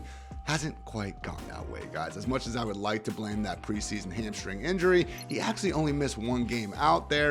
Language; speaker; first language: English; native; English